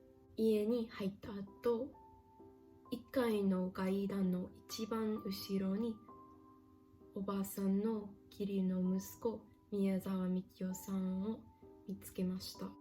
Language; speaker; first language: Japanese; non-native, learner; English